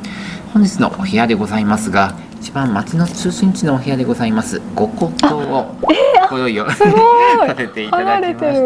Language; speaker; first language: Japanese; native; Japanese